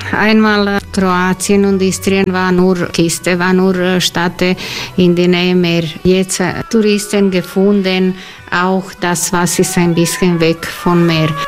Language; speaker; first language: German; non-native, learner; Croatian